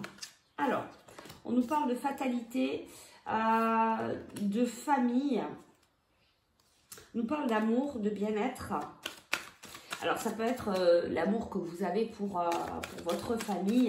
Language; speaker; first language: French; native; French